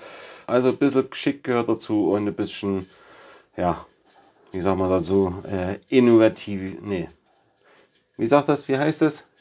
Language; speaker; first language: German; native; German